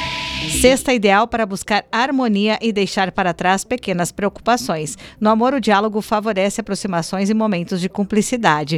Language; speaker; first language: Portuguese; native; Portuguese